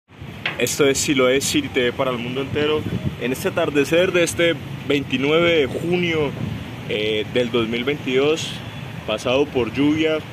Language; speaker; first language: Spanish; native; Spanish